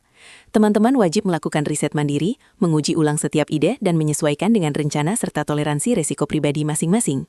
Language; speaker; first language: Indonesian; native; Indonesian